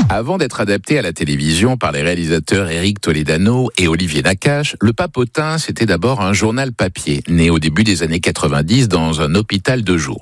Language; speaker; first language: French; native; French